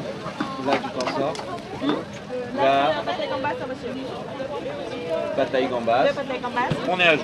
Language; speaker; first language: French; native; French